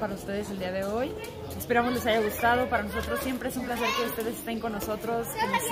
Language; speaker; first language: Spanish; native; Spanish